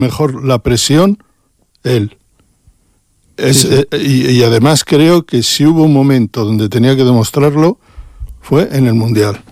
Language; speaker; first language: Spanish; native; Spanish